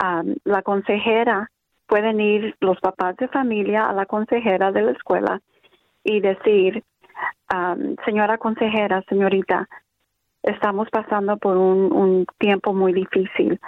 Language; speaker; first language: Spanish; early bilingual, other home language; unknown